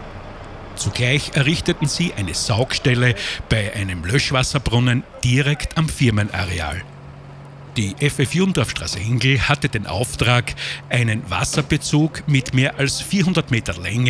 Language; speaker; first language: German; native; German